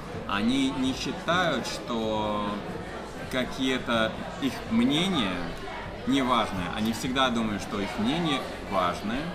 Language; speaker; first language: Russian; non-native, fluent; English